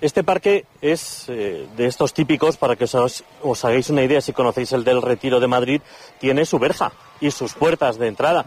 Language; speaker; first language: Spanish; native; Spanish